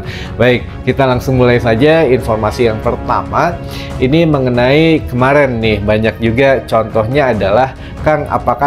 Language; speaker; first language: Indonesian; native; Indonesian